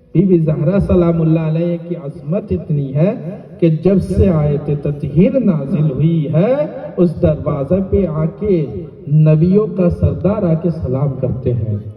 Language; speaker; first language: Urdu; non-native, local second language; Bangla